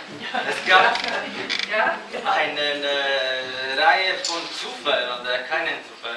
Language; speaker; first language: German; non-native, fluent; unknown